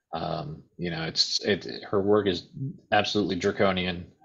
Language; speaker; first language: English; native; English